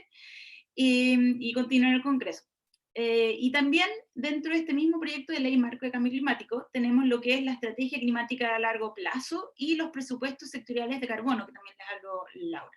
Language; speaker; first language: Spanish; native; Spanish